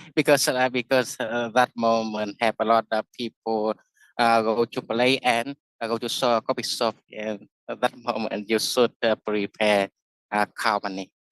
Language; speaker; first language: English; non-native, learner; Vietnamese